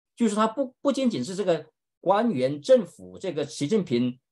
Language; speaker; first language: Chinese; native; Chinese